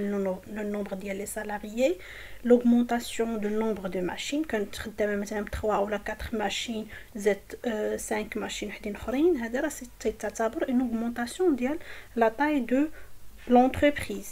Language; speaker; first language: French; non-native, local second language; Arabic